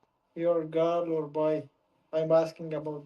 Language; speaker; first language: English; non-native, learner; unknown